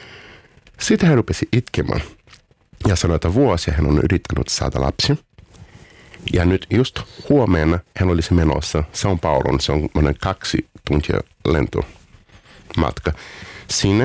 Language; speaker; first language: Finnish; non-native, fluent; Portuguese